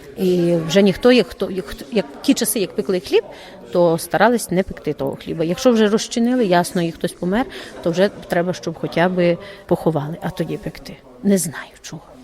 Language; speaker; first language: Ukrainian; native; Ukrainian